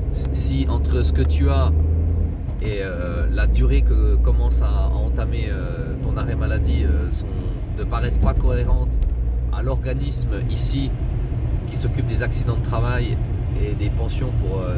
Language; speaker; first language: French; native; French